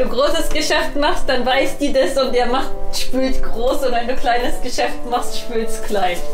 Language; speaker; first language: German; native; German